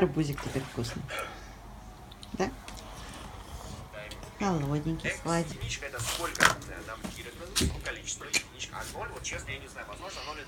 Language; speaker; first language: Russian; native; Russian